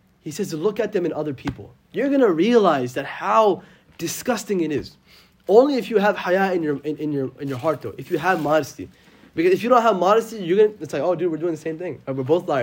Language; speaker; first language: English; native; English